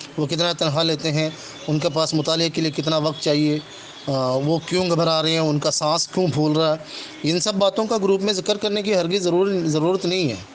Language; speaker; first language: Urdu; non-native, fluent; Malayalam